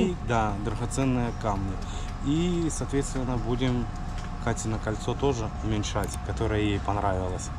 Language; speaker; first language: Russian; native; Russian